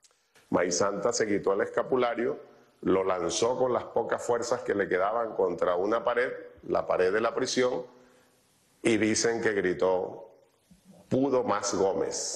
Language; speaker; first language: Spanish; native; Spanish